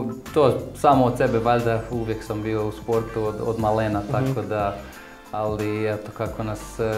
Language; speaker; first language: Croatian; early bilingual, heritage; Croatian